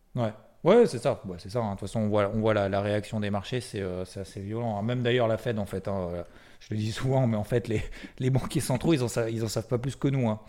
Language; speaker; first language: French; native; French